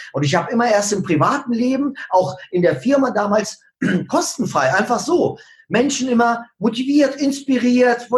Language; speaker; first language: German; early bilingual, other home language; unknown